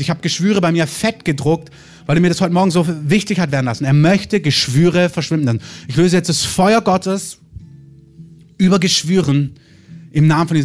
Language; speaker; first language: German; native; German